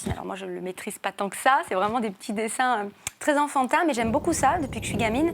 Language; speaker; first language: French; native; French